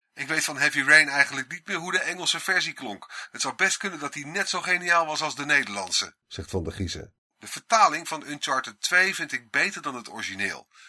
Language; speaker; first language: Dutch; native; Dutch